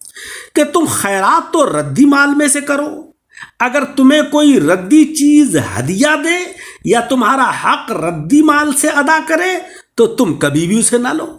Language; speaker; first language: Urdu; native; Urdu